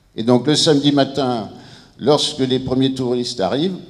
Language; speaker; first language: French; native; French